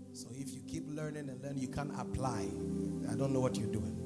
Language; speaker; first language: English; non-native, local second language; Akan